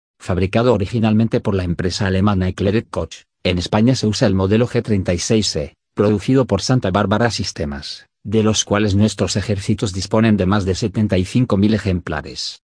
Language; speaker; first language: Spanish; native; Spanish